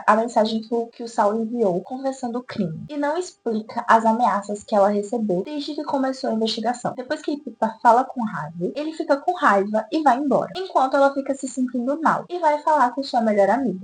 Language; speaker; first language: Portuguese; native; Portuguese